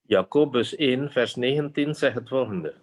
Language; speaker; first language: Dutch; non-native, fluent; Indonesian